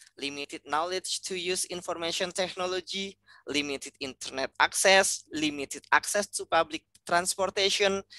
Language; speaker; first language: English; non-native, fluent; Indonesian